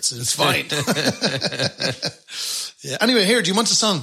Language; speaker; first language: English; native; English